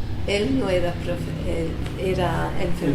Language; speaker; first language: Spanish; non-native, fluent; English